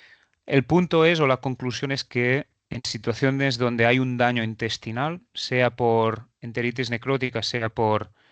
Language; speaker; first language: Spanish; non-native, fluent; English